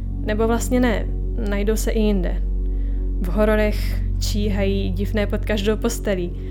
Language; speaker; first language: Czech; native; Czech